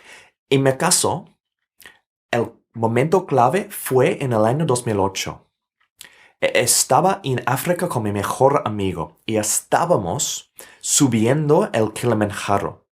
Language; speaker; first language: Spanish; non-native, fluent; English